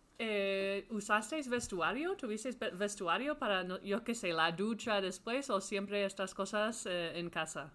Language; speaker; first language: Spanish; non-native, fluent; English